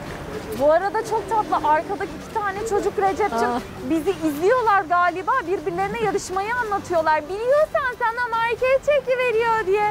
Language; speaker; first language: Turkish; native; Turkish